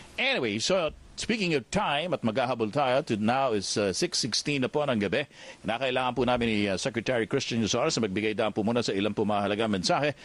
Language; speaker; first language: Filipino; native; Filipino